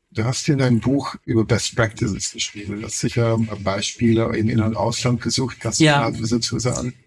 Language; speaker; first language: German; non-native, fluent; Dutch